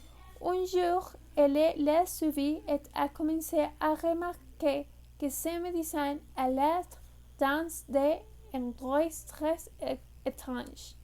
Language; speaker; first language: French; non-native, learner; Spanish